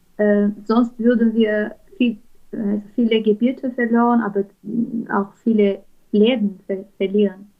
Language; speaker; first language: German; non-native, fluent; Armenian